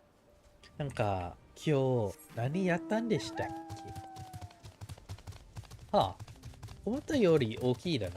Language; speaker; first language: Japanese; non-native, fluent; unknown